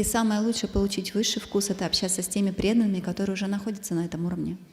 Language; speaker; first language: Russian; native; Russian